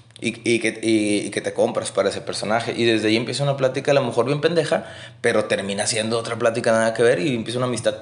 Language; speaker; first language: Spanish; native; Spanish